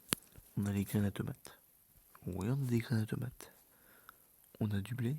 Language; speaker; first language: French; native; French